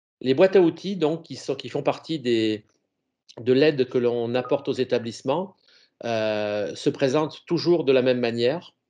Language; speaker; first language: French; native; French